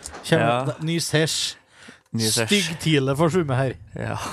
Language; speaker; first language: Norwegian; native; Norwegian